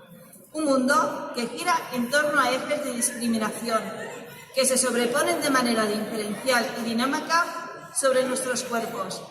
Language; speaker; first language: Spanish; native; Spanish